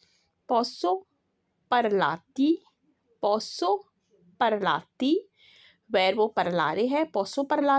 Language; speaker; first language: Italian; non-native, fluent; Urdu